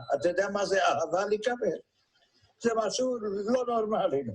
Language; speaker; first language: Hebrew; non-native, fluent; Yiddish